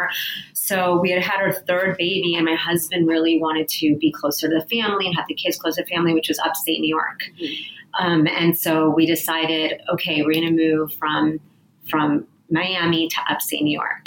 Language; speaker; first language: English; early bilingual, other home language; Spanish